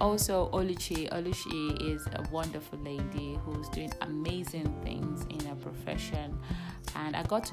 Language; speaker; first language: English; non-native, local second language; Yoruba